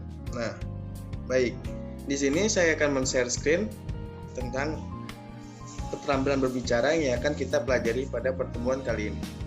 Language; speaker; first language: Indonesian; native; Indonesian